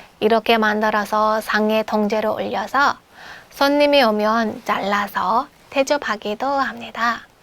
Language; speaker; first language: Korean; non-native, fluent; Mongolian